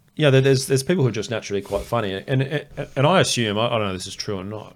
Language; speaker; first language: English; native; English